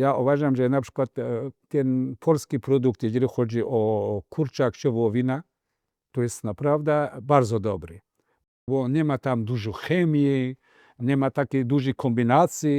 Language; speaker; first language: Polish; non-native, fluent; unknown